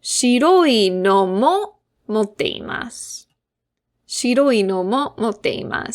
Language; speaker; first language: Japanese; non-native, fluent; English